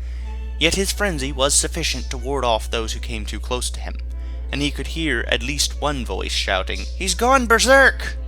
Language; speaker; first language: English; native; English